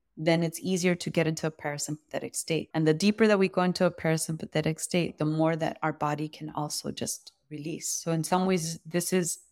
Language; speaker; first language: English; native; English